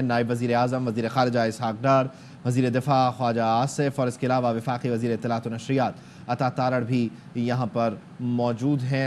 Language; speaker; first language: Urdu; native; Urdu